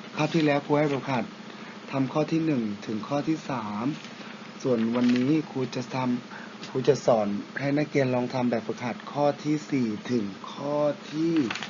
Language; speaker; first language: Thai; non-native, local second language; Pattani Malay